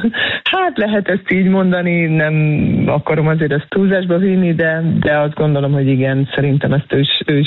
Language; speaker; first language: Hungarian; native; Hungarian